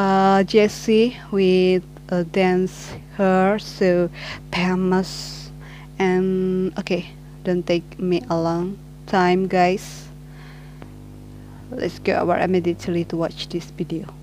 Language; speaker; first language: English; non-native, learner; Indonesian